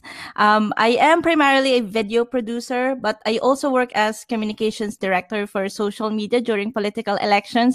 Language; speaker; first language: English; non-native, local second language; Filipino